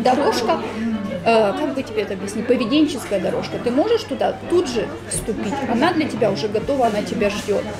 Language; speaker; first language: Russian; native; Russian